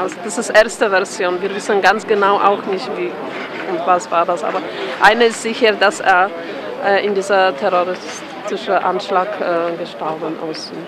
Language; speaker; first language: German; non-native, learner; Polish